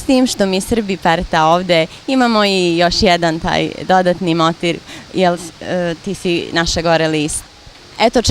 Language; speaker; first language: Bosnian; native; Bosnian